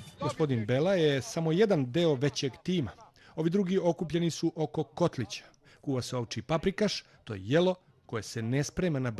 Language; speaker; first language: Bosnian; native; Bosnian